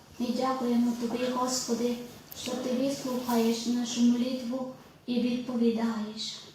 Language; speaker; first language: Ukrainian; non-native, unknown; Malayalam